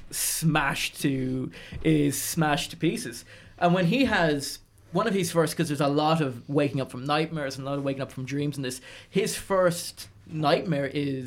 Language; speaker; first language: English; native; English